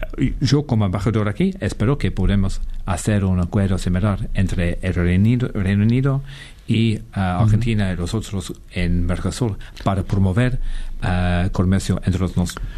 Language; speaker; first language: Spanish; non-native, fluent; English